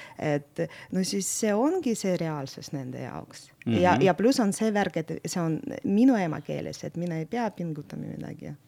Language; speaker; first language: Estonian; non-native, local second language; Russian